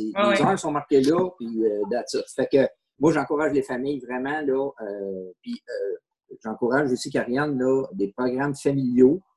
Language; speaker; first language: French; native; French